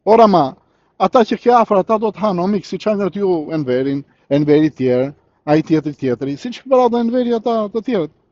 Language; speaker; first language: Albanian; early bilingual, heritage; Albanian